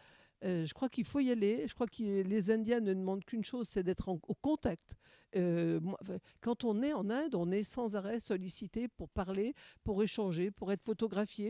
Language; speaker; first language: French; native; French